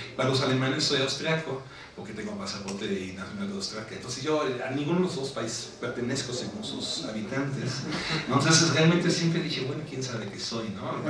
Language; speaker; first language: Spanish; non-native, fluent; German